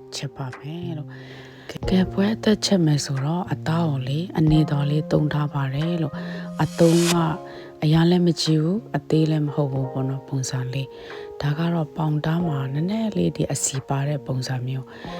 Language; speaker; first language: Burmese; non-native, local second language; Kachin